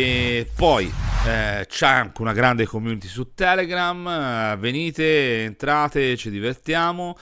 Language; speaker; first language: Italian; native; Italian